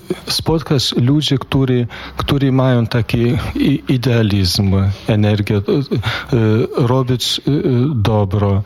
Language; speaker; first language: Polish; non-native, fluent; Lithuanian